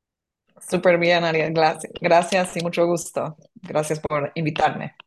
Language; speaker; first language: Spanish; non-native, fluent; English